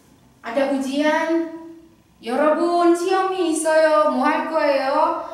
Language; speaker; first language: Korean; non-native, fluent; Indonesian